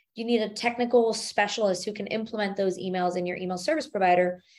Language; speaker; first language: English; non-native, fluent; German